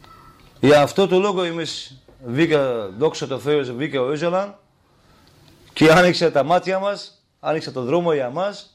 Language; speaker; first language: Greek; non-native, learner; Kurdish